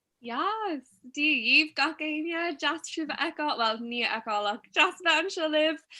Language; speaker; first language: Irish; non-native, local second language; English